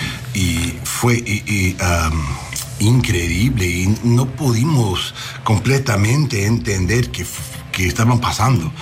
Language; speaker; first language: Spanish; non-native, learner; English